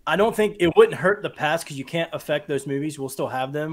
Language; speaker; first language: English; native; English